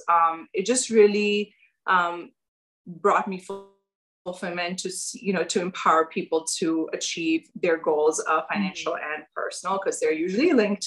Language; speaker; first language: English; non-native, local second language; Urdu